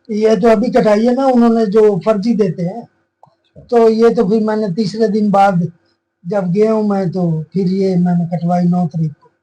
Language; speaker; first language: Urdu; non-native, local second language; Punjabi